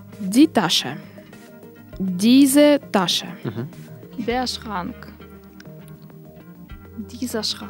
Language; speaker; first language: German; non-native, learner; Russian